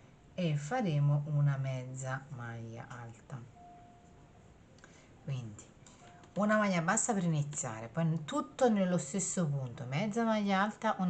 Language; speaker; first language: Italian; native; Italian